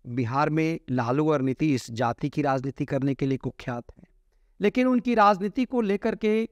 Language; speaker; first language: Hindi; native; Hindi